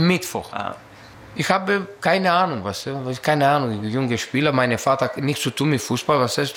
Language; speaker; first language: German; non-native, learner; Greek